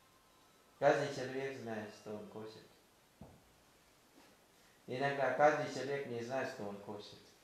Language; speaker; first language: Russian; non-native, fluent; Thai